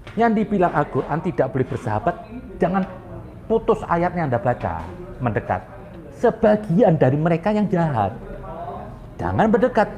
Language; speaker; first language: Indonesian; native; Indonesian